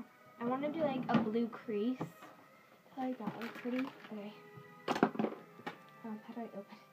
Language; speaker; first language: English; native; English